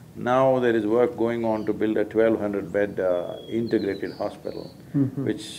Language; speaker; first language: English; non-native, local second language; Kannada